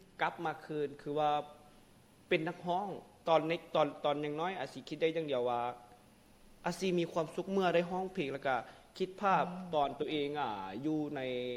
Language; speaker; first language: Lao; non-native, local second language; Hmong